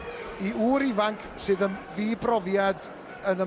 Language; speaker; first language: Welsh; native; Welsh